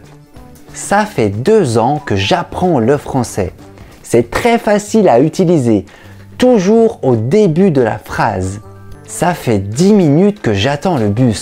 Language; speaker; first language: French; native; French